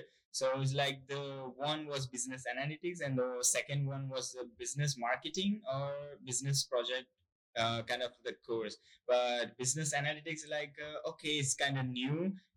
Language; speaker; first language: English; non-native, local second language; Gujarati